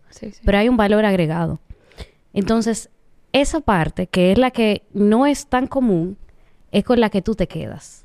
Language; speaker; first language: Spanish; native; Spanish